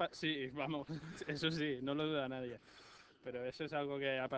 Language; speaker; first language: Spanish; native; Spanish